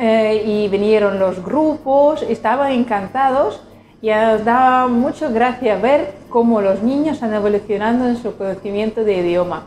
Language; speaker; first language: Spanish; non-native, fluent; Russian